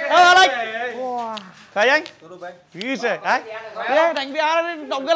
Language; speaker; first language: Vietnamese; native; Vietnamese